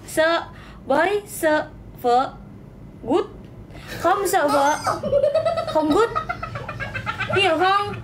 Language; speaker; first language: Vietnamese; non-native, learner; Indonesian